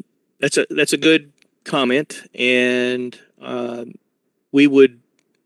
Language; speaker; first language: English; native; English